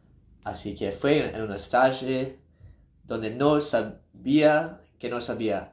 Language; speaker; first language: Spanish; non-native, learner; English